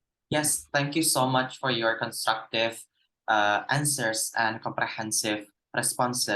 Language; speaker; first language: English; non-native, fluent; Indonesian